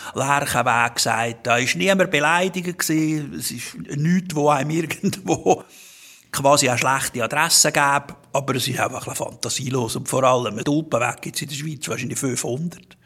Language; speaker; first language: German; native; German